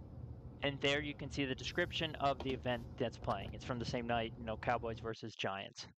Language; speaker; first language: English; native; English